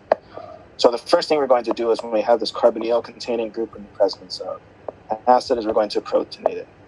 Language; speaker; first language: English; native; English